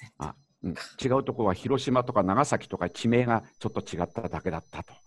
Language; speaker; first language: Japanese; native; Japanese